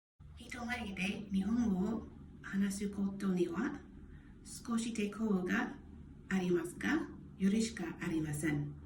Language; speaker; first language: Japanese; non-native, learner; English